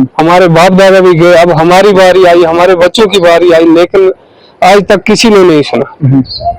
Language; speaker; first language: Urdu; non-native, local second language; Kashmiri